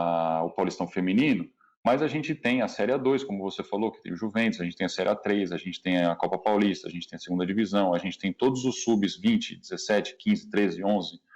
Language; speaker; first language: Portuguese; native; Portuguese